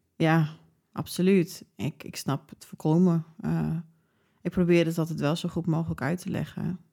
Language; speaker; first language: Dutch; early bilingual, other home language; English